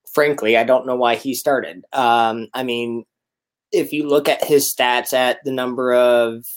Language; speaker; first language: English; native; English